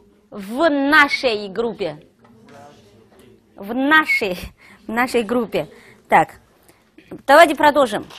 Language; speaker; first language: Russian; non-native, fluent; Chinese